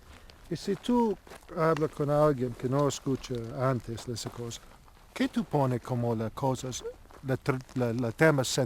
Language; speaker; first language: Spanish; non-native, learner; English